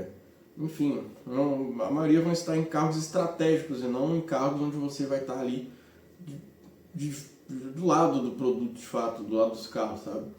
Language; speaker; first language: Portuguese; native; Portuguese